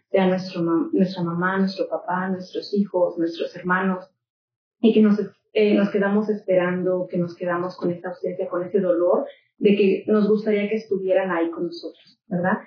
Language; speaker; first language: Spanish; native; Spanish